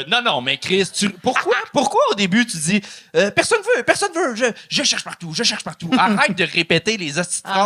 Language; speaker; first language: French; native; French